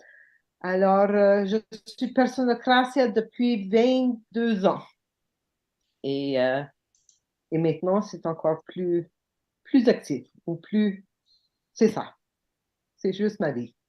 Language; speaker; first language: French; non-native, local second language; English